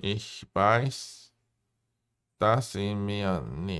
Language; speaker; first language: German; non-native, learner; Korean